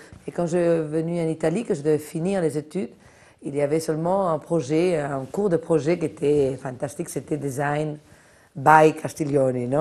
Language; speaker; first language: French; non-native, fluent; Spanish